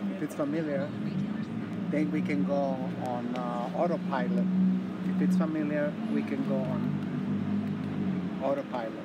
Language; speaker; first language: English; native; English